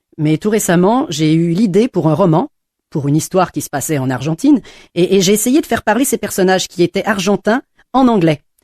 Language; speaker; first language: French; non-native, fluent; English